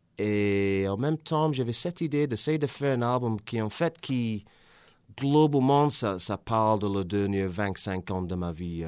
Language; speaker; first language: French; non-native, fluent; English